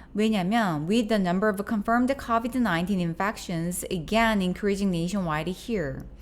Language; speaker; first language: English; non-native, fluent; Korean